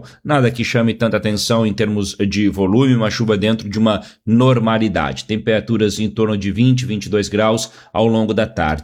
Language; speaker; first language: Portuguese; native; Portuguese